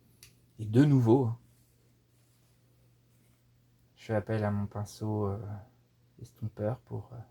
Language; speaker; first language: French; native; French